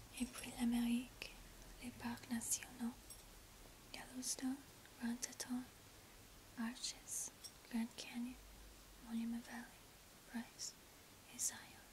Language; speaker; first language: French; non-native, learner; English